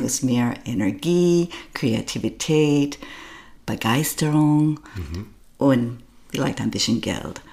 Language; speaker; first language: German; non-native, learner; English